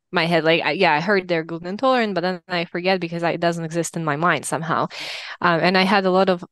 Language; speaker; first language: English; non-native, fluent; Russian